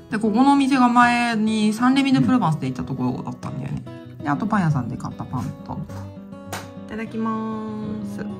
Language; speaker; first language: Japanese; native; Japanese